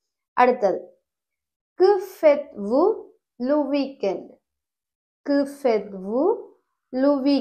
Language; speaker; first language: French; non-native, fluent; Tamil